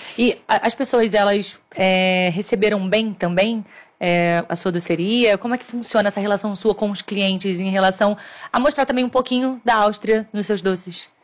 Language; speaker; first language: Portuguese; native; Portuguese